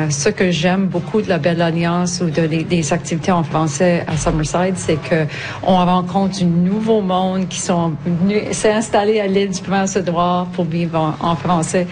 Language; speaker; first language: French; native; French